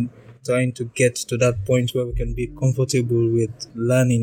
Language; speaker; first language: English; non-native, local second language; Krio